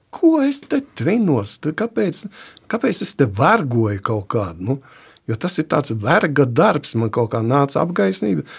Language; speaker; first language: Latvian; native; Latvian